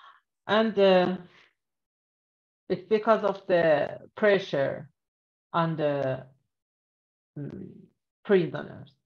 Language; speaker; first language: English; non-native, learner; Persian